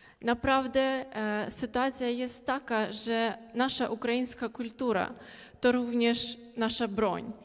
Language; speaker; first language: Polish; non-native, local second language; Ukrainian